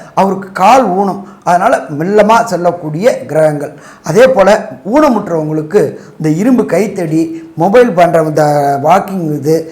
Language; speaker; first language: Tamil; native; Tamil